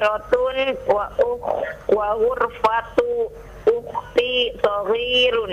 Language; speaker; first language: Arabic; non-native, learner; Indonesian